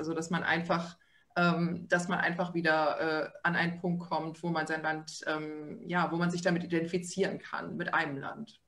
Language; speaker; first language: German; native; German